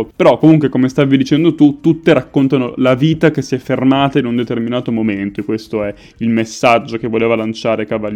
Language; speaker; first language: Italian; native; Italian